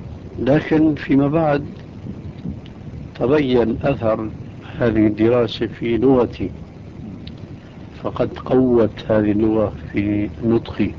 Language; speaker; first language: Arabic; early bilingual, other home language; Albanian